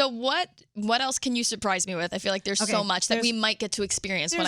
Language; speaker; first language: English; native; English